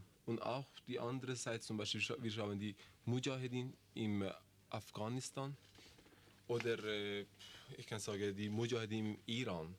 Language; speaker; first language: German; non-native, learner; Persian